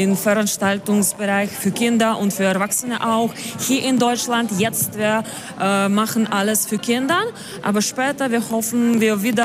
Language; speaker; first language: German; non-native, learner; Ukrainian